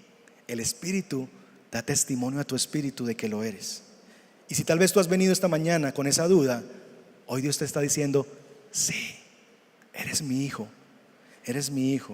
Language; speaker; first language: Spanish; native; Spanish